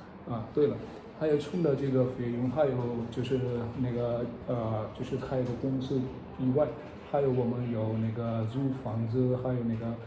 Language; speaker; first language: Chinese; non-native, fluent; Hindi